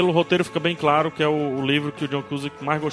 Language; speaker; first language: Portuguese; native; Portuguese